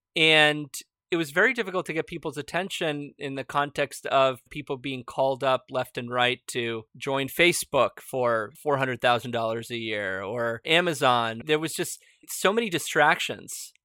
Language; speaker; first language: English; early bilingual, other home language; Spanish